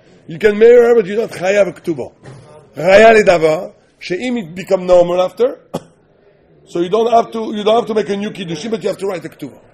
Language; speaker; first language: English; non-native, learner; French